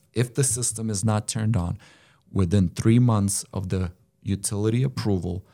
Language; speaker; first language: English; non-native, fluent; Lithuanian